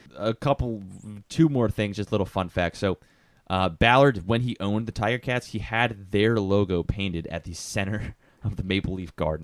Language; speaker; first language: English; native; English